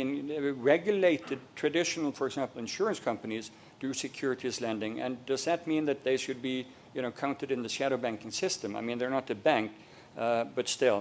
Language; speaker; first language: English; non-native, fluent; Norwegian